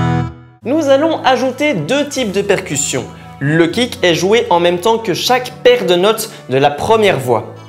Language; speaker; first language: French; native; French